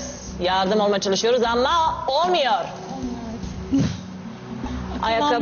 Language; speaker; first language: Turkish; non-native, learner; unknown